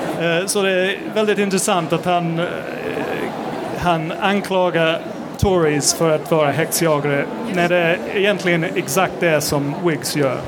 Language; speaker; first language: Swedish; non-native, fluent; English